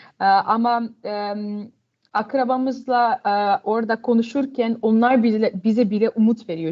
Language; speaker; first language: Turkish; early bilingual, heritage; Turkish